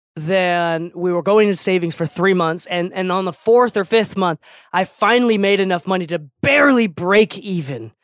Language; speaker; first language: English; native; English